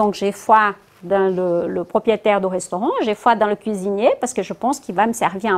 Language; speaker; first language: French; non-native, fluent; Portuguese